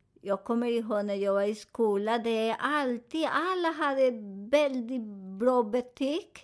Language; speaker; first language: Swedish; non-native, fluent; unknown